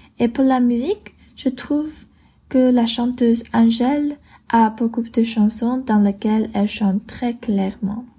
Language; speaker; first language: French; non-native, learner; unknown